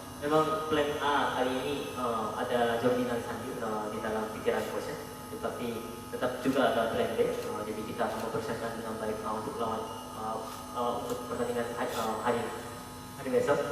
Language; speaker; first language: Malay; non-native, fluent; Korean